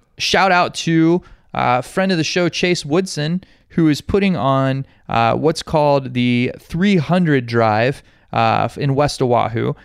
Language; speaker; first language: English; native; English